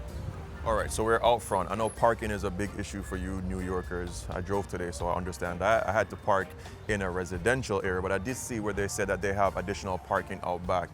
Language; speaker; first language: English; native; English